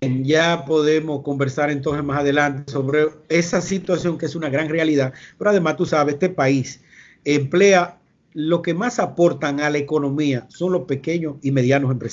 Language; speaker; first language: Spanish; native; Spanish